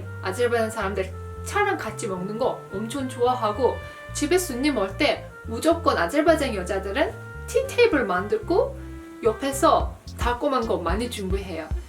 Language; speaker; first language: Korean; non-native, fluent; Azerbaijani